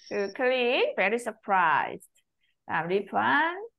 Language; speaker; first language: Korean; native; Korean